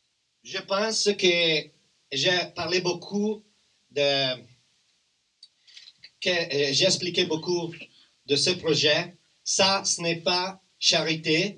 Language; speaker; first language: French; non-native, learner; Italian